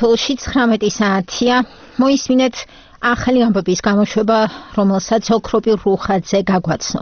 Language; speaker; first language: Georgian; native; Georgian